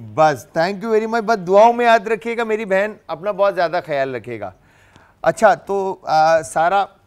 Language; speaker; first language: Urdu; native; Urdu